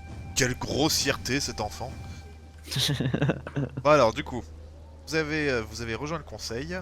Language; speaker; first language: French; native; French